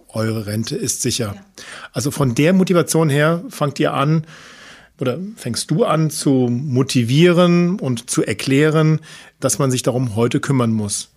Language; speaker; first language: German; native; German